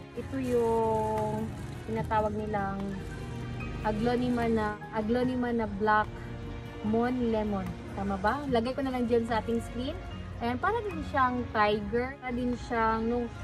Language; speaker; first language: Filipino; non-native, local second language; Cebuano